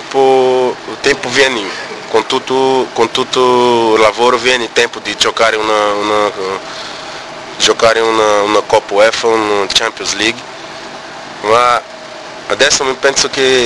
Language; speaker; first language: Italian; non-native, learner; Portuguese